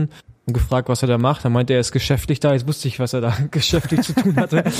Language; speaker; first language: German; native; German